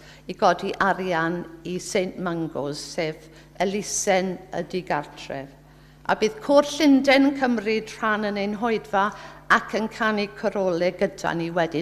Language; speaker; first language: Welsh; native; Welsh